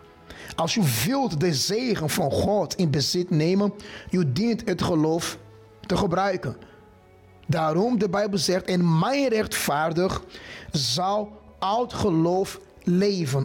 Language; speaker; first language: Dutch; non-native, fluent; Portuguese